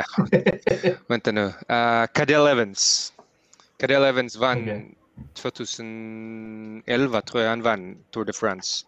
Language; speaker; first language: Swedish; early bilingual, heritage; Swedish